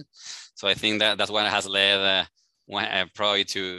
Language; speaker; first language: English; non-native, fluent; Spanish